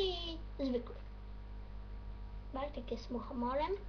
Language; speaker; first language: Polish; native; Polish